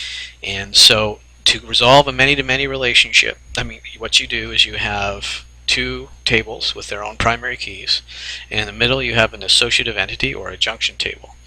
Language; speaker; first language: English; native; English